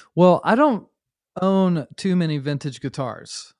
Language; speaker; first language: English; native; English